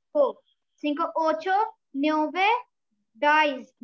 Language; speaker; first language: Spanish; non-native, learner; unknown